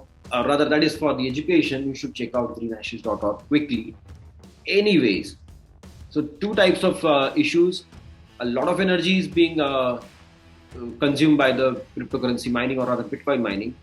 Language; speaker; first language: English; non-native, local second language; Marathi